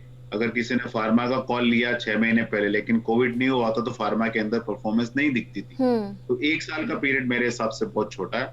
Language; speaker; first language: Hindi; native; Hindi